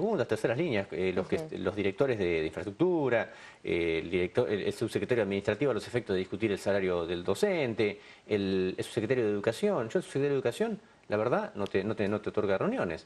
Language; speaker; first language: Spanish; native; Spanish